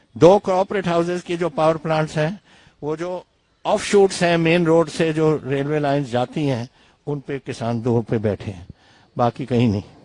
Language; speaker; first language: Hindi; non-native, local second language; Punjabi